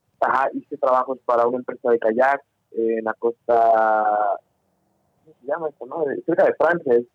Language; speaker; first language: Spanish; native; Spanish